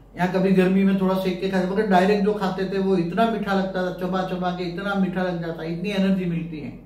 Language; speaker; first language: Hindi; non-native, local second language; Gujarati